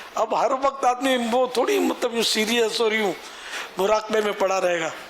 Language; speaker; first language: Urdu; non-native, local second language; Memoni